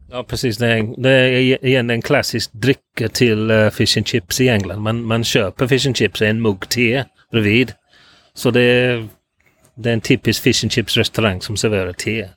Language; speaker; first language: Swedish; non-native, fluent; English